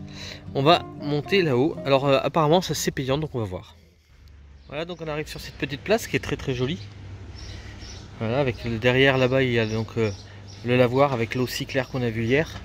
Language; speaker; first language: French; native; French